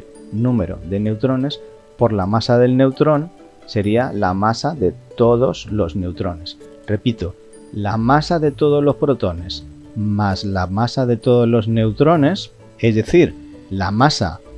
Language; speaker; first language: Spanish; native; Spanish